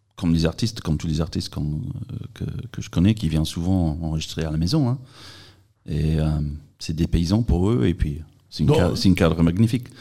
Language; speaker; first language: French; non-native, fluent; English